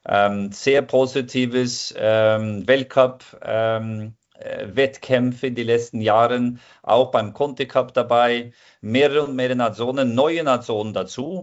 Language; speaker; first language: German; non-native, fluent; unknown